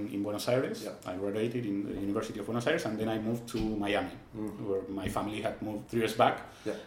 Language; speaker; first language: English; non-native, fluent; Spanish